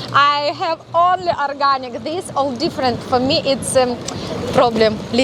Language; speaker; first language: English; non-native, learner; Russian